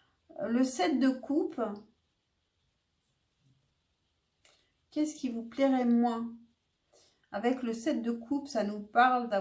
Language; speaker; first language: French; native; French